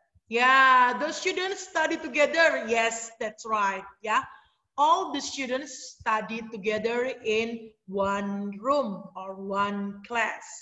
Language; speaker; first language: English; non-native, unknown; Indonesian